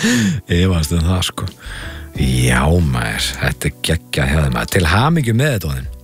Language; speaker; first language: Icelandic; native; Icelandic